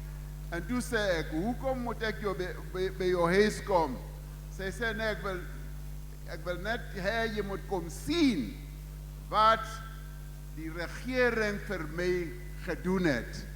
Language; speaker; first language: Afrikaans; non-native, local second language; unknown